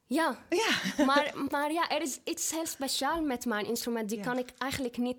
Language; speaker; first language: Dutch; non-native, fluent; Arabic